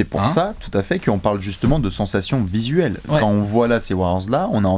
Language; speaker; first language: French; native; French